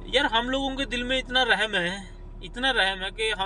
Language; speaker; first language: Hindi; non-native, local second language; Punjabi